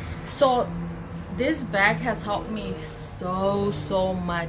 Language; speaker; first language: English; early bilingual, other home language; Spanish